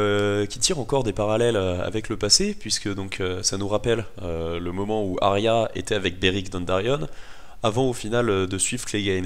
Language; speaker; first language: French; native; French